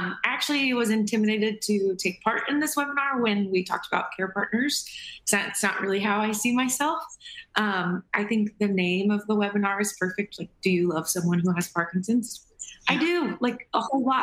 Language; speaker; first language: English; native; English